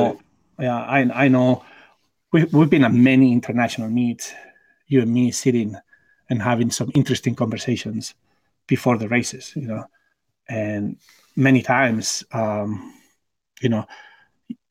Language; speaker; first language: English; non-native, fluent; Spanish